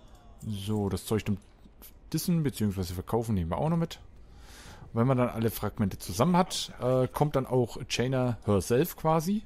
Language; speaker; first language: German; native; German